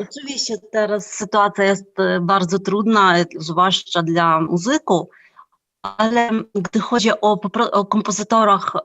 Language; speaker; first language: Polish; non-native, fluent; Ukrainian